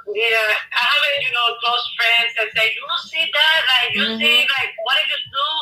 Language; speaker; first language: English; non-native, learner; Spanish